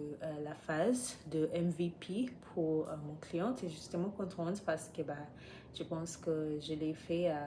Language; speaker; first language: French; non-native, learner; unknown